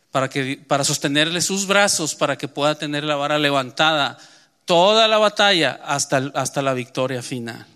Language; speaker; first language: Spanish; native; Spanish